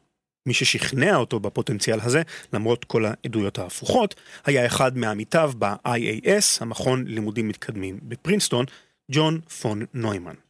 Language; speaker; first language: Hebrew; native; Hebrew